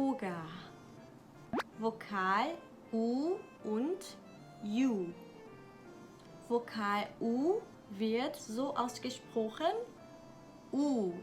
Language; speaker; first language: German; non-native, learner; Korean